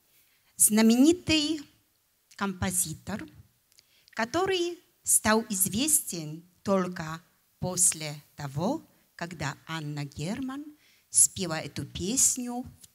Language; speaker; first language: Russian; non-native, fluent; Polish